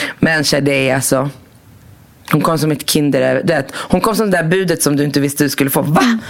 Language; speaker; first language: Swedish; early bilingual, other home language; Arabic